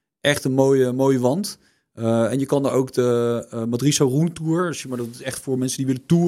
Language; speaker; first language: Dutch; native; Dutch